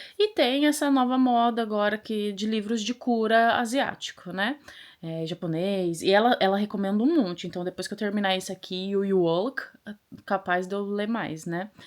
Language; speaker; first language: Portuguese; native; Portuguese